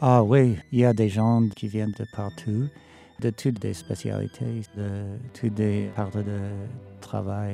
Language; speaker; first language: French; non-native, fluent; English